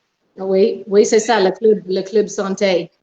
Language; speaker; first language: French; non-native, local second language; English